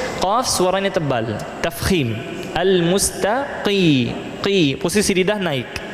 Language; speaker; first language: Malay; non-native, fluent; Arabic